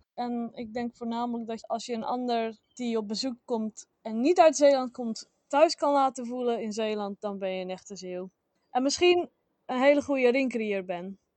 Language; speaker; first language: Dutch; native; Dutch